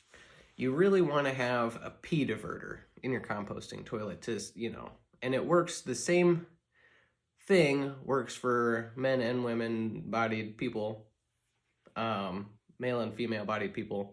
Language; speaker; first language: English; native; English